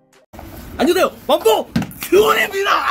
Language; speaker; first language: Korean; native; Korean